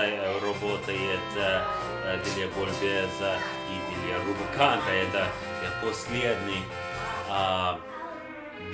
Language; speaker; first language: Russian; non-native, learner; English